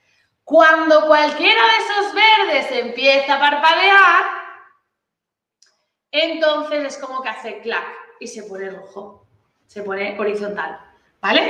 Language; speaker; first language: Spanish; native; Spanish